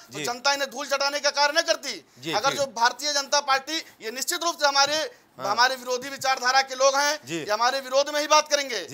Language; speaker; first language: Hindi; native; Hindi